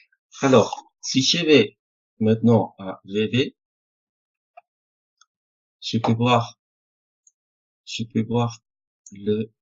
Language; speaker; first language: French; non-native, fluent; Spanish